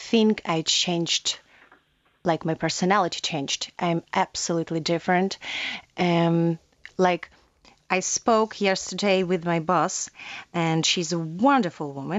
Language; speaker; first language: English; non-native, learner; Ukrainian